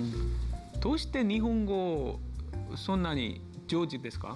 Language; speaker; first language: Japanese; non-native, learner; Korean